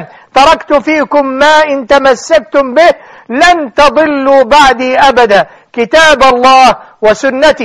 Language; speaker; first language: Arabic; native; Arabic